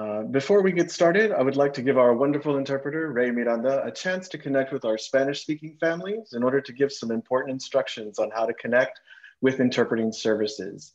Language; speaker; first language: English; early bilingual, other home language; Spanish